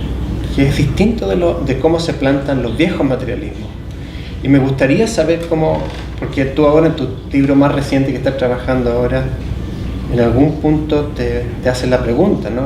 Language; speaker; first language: Spanish; native; Spanish